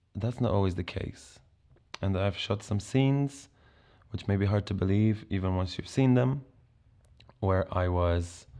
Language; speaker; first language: English; non-native, fluent; Polish